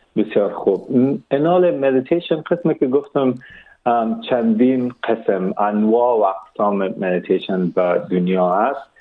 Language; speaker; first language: Persian; early bilingual, heritage; Persian